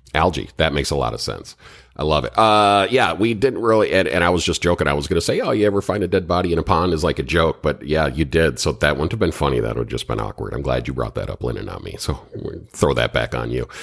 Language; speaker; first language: English; native; English